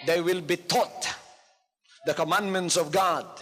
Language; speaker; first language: English; non-native, local second language; Filipino